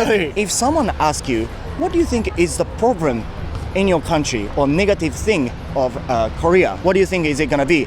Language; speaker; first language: English; non-native, fluent; Japanese